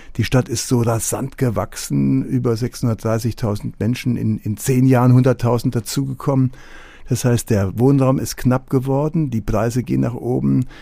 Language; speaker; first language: German; native; German